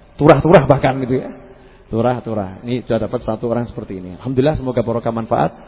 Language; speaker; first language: Indonesian; native; Indonesian